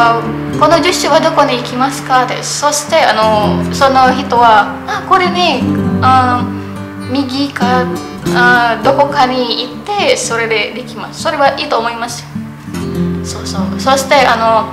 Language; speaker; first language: Japanese; non-native, learner; Indonesian